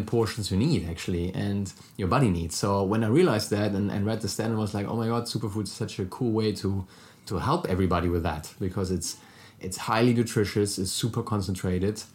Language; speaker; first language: English; non-native, fluent; German